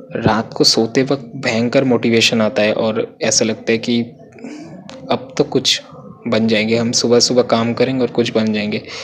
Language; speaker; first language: Hindi; non-native, local second language; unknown